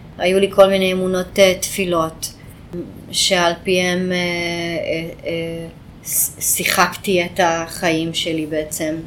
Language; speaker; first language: Hebrew; non-native, fluent; Hungarian